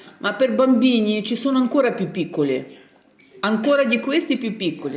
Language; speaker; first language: Italian; non-native, learner; Ukrainian